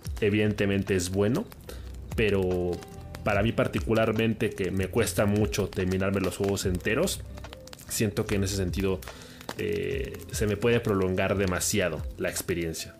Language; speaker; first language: Spanish; native; Spanish